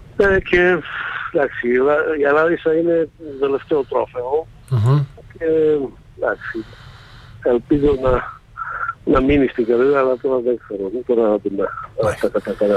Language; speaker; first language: Greek; non-native, fluent; Slovak